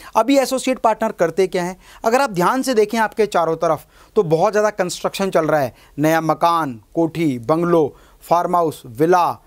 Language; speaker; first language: Hindi; native; Hindi